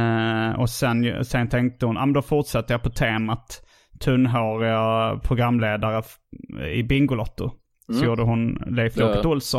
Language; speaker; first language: Swedish; native; Swedish